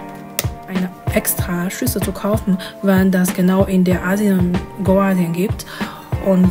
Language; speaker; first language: German; non-native, learner; Chinese